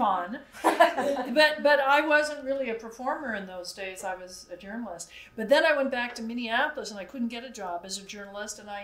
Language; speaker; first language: English; native; English